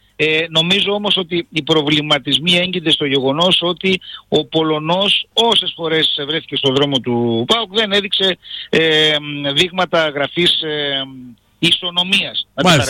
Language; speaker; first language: Greek; native; Greek